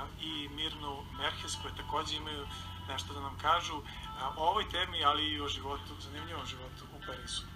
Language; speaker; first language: Serbian; native; Serbian